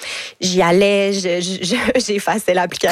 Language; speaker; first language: French; native; French